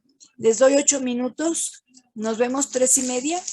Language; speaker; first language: Spanish; native; Spanish